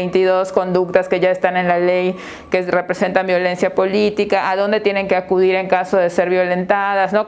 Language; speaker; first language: Spanish; native; Spanish